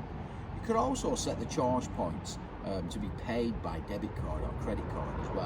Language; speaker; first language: English; native; English